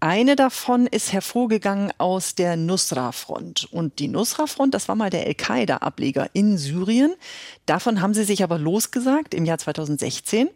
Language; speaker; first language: German; native; German